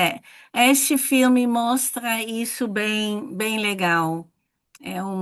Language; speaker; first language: Portuguese; non-native, fluent; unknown